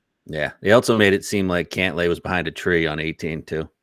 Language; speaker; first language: English; native; English